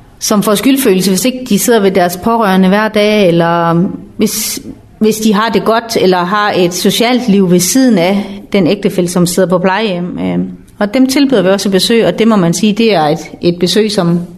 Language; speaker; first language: Danish; native; Danish